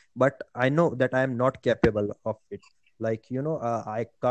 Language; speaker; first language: English; non-native, local second language; Marathi